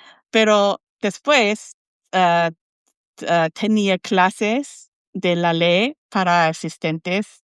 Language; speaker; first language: Spanish; non-native, learner; English